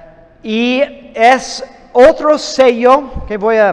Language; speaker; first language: Spanish; non-native, fluent; English